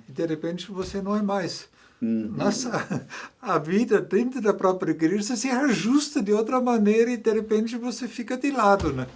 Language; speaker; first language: Portuguese; non-native, fluent; German